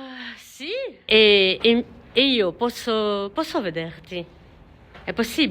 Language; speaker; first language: Italian; non-native, learner; French